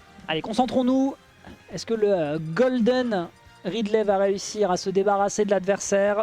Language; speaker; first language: French; native; French